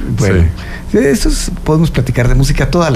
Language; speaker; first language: Spanish; native; Spanish